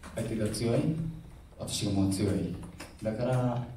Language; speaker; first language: Japanese; non-native, learner; Portuguese